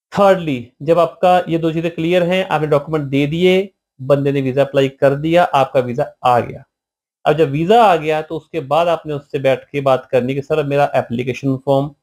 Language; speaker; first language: Hindi; non-native, local second language; Punjabi